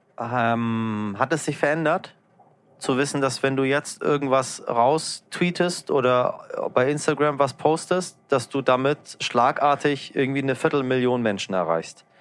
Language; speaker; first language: German; early bilingual, other home language; Persian